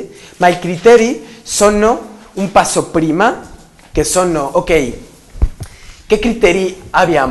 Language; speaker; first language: Italian; non-native, learner; Spanish